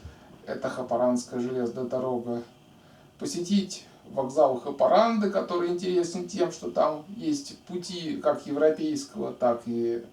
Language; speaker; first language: Russian; native; Russian